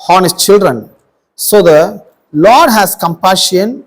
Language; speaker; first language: English; non-native, local second language; Tamil